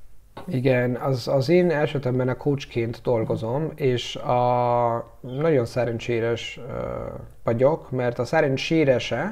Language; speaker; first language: Hungarian; non-native, learner; Italian